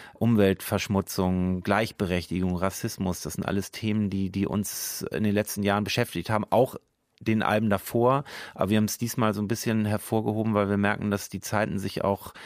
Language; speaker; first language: German; native; German